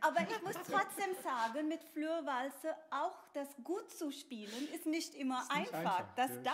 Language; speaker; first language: German; non-native, fluent; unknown